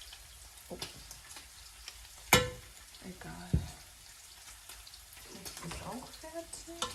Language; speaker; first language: German; non-native, fluent; Filipino